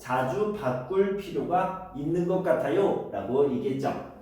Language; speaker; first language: Korean; native; Korean